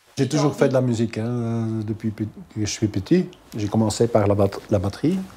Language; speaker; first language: French; non-native, local second language; Dutch